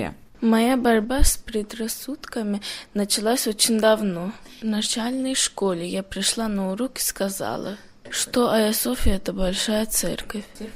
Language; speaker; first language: Russian; early bilingual, heritage; Russian